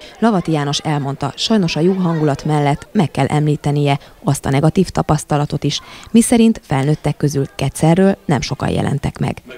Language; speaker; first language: Hungarian; native; Hungarian